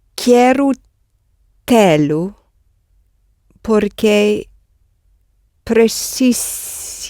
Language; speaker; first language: Portuguese; non-native, learner; English